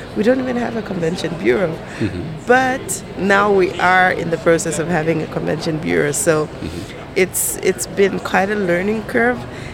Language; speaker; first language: English; non-native, local second language; Bemba